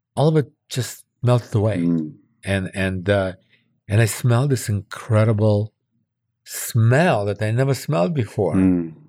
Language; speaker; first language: English; early bilingual, other home language; Russian